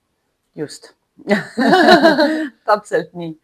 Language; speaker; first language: Estonian; non-native, learner; Russian